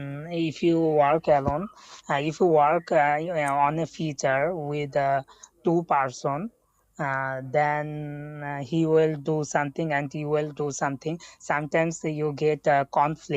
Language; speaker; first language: English; non-native, learner; Bangla